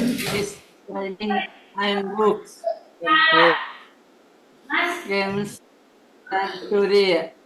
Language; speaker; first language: English; non-native, learner; Indonesian